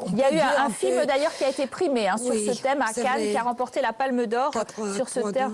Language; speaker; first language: French; native; French